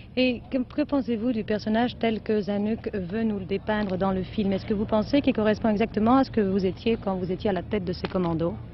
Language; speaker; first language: French; native; French